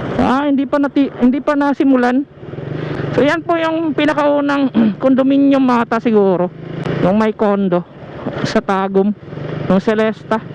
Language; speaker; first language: Filipino; non-native, local second language; Cebuano